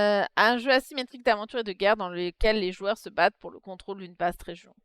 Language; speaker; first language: French; native; French